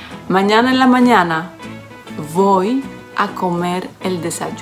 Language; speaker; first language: Spanish; non-native, fluent; Polish